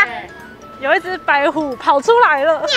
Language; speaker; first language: Chinese; native; Chinese